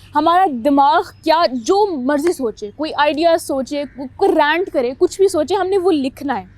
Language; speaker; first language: Urdu; native; Urdu